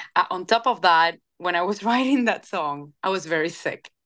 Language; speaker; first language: English; non-native, fluent; Spanish